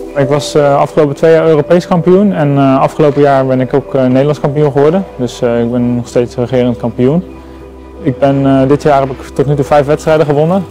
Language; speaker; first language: Dutch; native; Dutch